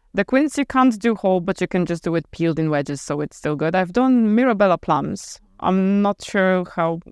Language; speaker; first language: English; non-native, fluent; Polish